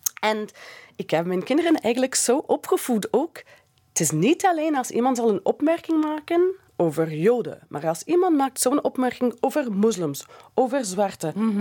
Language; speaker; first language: Dutch; non-native, fluent; English